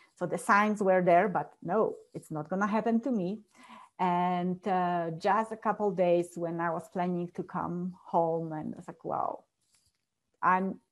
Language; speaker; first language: English; non-native, fluent; Polish